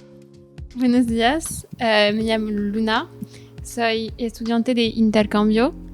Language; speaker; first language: Spanish; non-native, fluent; French